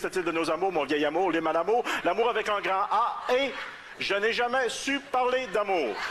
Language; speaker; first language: French; native; French